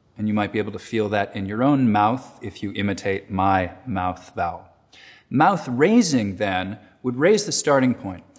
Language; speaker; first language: English; native; English